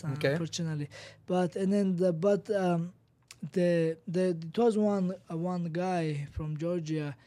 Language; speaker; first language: English; non-native, learner; Georgian